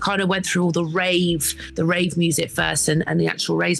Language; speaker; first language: English; native; English